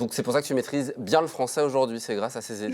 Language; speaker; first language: French; native; French